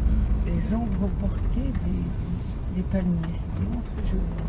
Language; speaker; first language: French; native; French